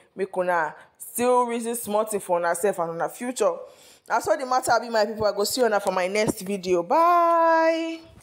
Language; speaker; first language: Nigerian Pidgin; non-native, local second language; Yoruba